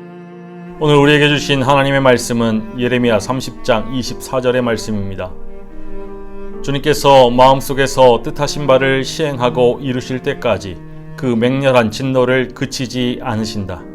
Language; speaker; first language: Korean; native; Korean